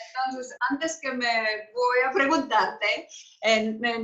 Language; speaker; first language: Spanish; non-native, learner; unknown